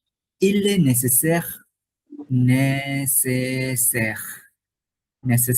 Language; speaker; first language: French; non-native, learner; Bangla